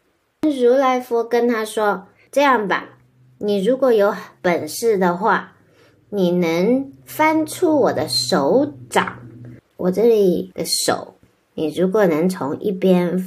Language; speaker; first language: Chinese; native; Chinese